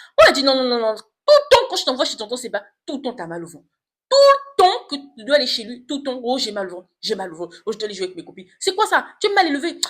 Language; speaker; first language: French; non-native, local second language; Lingala